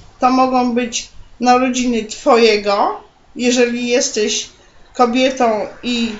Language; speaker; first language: Polish; native; Polish